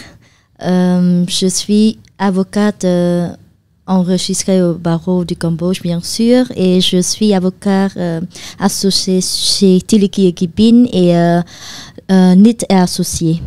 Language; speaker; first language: French; non-native, fluent; Khmer